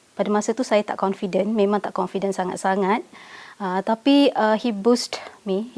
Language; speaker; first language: Malay; non-native, local second language; Tamil